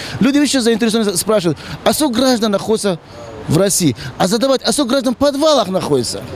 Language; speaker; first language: Russian; non-native, local second language; Tajik